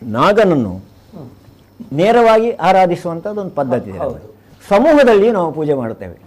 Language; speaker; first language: Kannada; non-native, local second language; Tulu